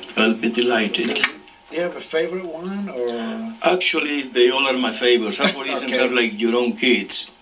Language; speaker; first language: English; non-native, fluent; Spanish